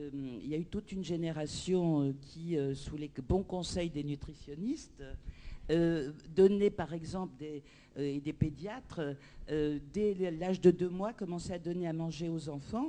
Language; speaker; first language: French; native; French